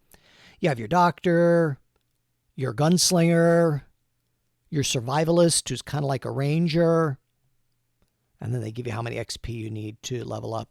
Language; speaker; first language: English; native; English